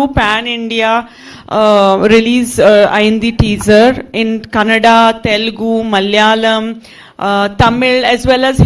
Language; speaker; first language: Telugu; non-native, fluent; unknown